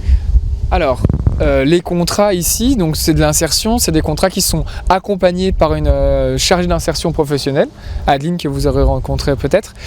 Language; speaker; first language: French; native; French